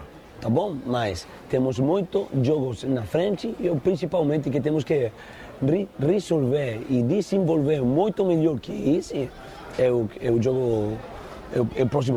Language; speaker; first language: Portuguese; non-native, learner; Spanish